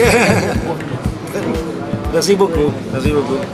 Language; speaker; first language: French; non-native, fluent; German